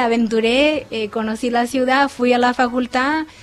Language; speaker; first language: Spanish; non-native, fluent; Portuguese